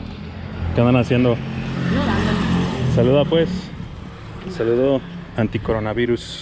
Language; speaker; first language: Spanish; native; Spanish